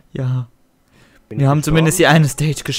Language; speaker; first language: German; native; German